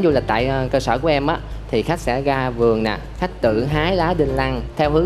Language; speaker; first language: Vietnamese; native; Vietnamese